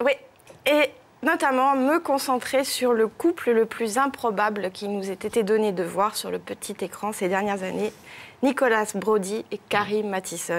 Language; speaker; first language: French; native; French